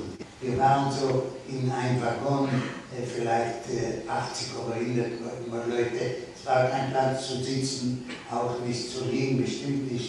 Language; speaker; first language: German; non-native, learner; Yiddish